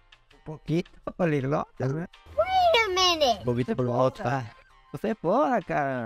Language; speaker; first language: Portuguese; non-native, fluent; Spanish